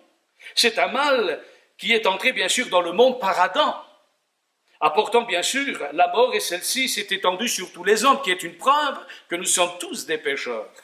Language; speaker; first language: French; native; French